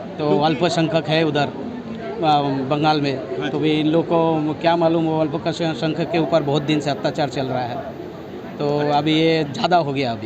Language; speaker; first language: Hindi; non-native, local second language; Bangla